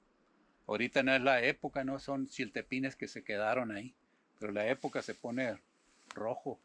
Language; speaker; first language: Spanish; native; Spanish